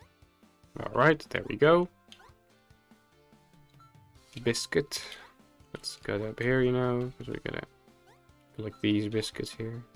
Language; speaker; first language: English; non-native, fluent; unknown